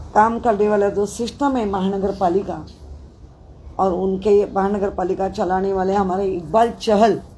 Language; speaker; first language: Hindi; non-native, local second language; Marathi